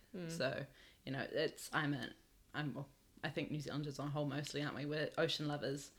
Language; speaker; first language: English; native; English